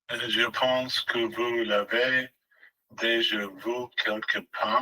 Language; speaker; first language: French; non-native, learner; English